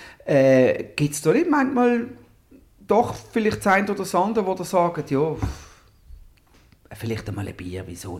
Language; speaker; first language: German; native; German